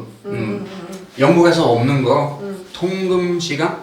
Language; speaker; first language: Korean; non-native, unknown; English